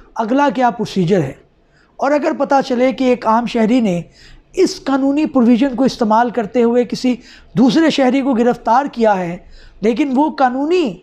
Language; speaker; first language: Urdu; non-native, local second language; Punjabi